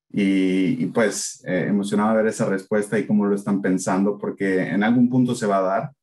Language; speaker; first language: Spanish; native; Spanish